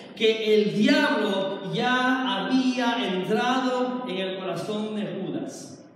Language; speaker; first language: Spanish; early bilingual, heritage; Spanish